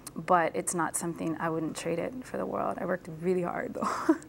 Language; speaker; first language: English; native; English